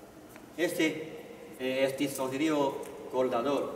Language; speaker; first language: Spanish; non-native, learner; Chinese